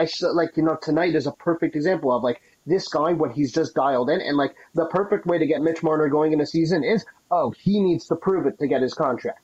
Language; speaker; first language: English; native; English